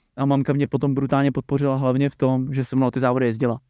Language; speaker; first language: Czech; native; Czech